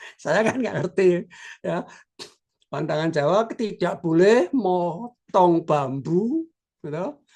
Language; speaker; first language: Indonesian; non-native, local second language; Javanese